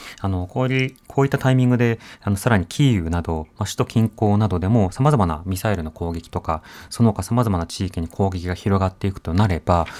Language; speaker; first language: Japanese; native; Japanese